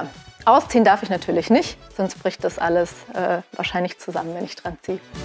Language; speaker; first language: German; native; German